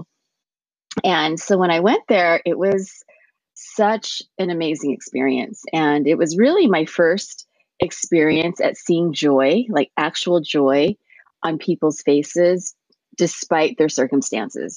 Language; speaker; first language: English; early bilingual, other home language; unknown